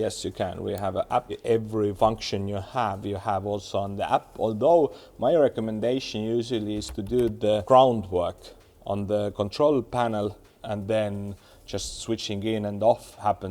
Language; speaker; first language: English; non-native, fluent; Estonian